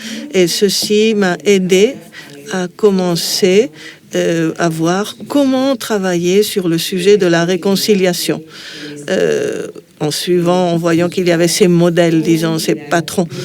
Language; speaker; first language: French; non-native, fluent; Spanish